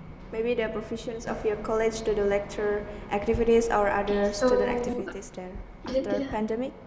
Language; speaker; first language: English; non-native, learner; Indonesian